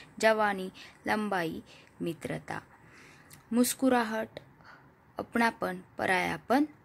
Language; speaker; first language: Hindi; non-native, local second language; Marathi